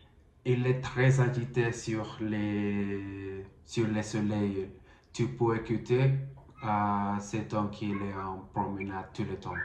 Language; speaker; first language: French; non-native, learner; Spanish